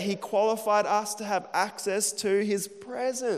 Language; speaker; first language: English; native; English